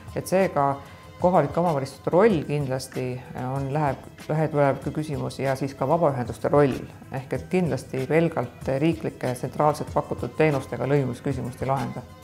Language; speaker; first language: Estonian; native; Estonian